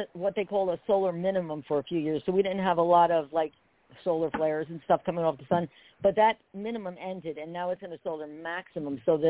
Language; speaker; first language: English; native; English